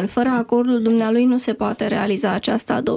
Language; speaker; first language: Romanian; native; Romanian